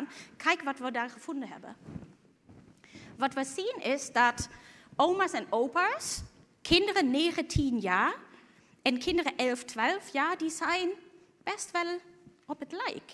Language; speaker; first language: Dutch; non-native, fluent; German